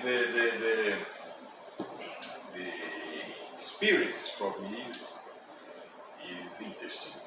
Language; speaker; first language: English; non-native, learner; Portuguese